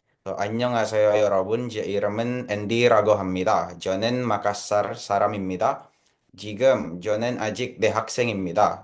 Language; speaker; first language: Korean; non-native, fluent; Indonesian